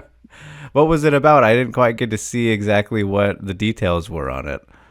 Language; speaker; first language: English; native; English